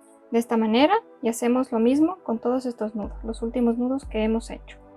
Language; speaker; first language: Spanish; native; Spanish